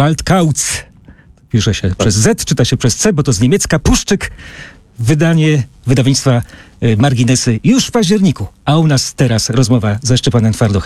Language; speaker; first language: Polish; native; Polish